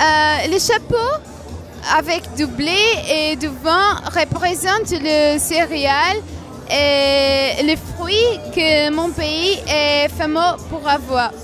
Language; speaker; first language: French; non-native, fluent; Portuguese